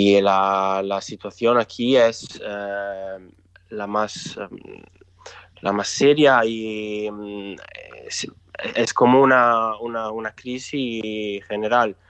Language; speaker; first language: Spanish; non-native, local second language; Italian